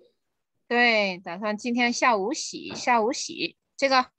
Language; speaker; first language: Chinese; non-native, fluent; Vietnamese